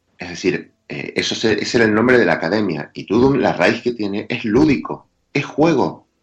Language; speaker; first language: Spanish; native; Spanish